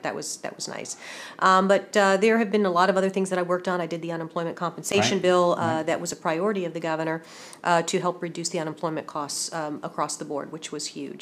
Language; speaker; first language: English; native; English